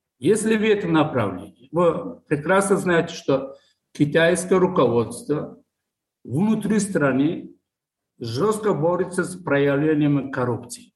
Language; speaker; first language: Russian; non-native, local second language; Tajik